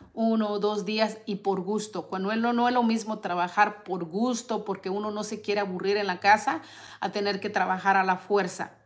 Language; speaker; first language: Spanish; native; Spanish